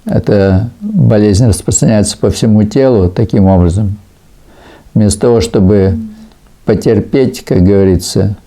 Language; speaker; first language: Russian; native; Russian